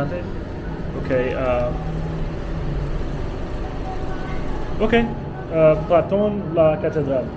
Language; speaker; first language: Spanish; non-native, learner; English